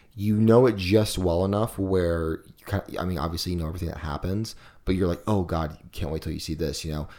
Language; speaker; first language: English; native; English